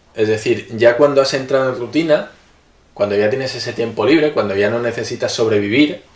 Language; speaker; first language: Spanish; native; Spanish